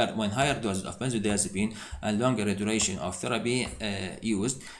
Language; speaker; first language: English; non-native, fluent; Arabic